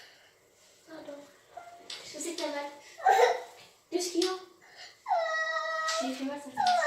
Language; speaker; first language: French; native; French